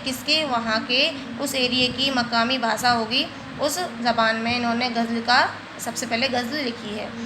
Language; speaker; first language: Urdu; native; Urdu